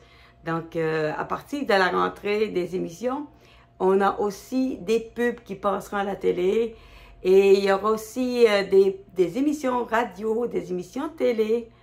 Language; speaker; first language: French; native; French